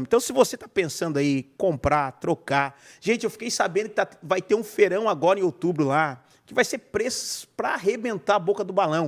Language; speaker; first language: Portuguese; native; Portuguese